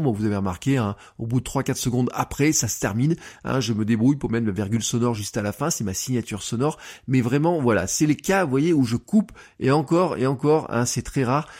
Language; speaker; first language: French; native; French